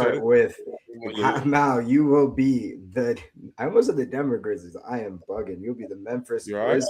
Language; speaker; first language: English; native; English